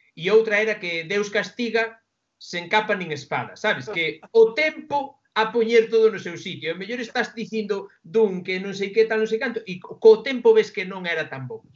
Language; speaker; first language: Galician; non-native, local second language; Spanish